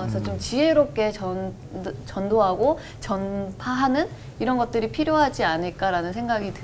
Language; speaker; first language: Korean; native; Korean